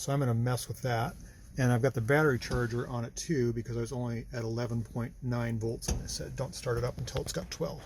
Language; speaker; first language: English; native; English